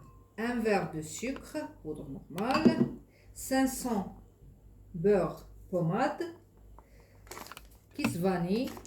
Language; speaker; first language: French; non-native, fluent; Arabic